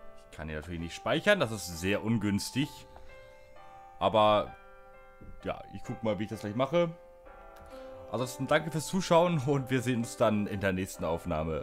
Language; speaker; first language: German; native; German